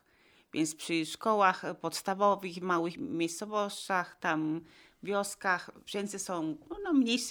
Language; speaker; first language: Polish; non-native, fluent; Finnish